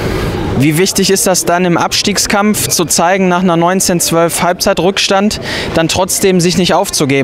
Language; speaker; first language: German; native; German